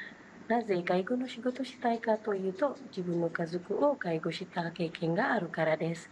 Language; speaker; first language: Japanese; non-native, fluent; Indonesian